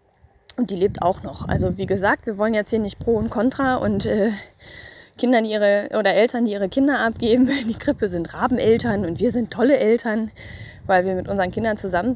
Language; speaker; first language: German; native; German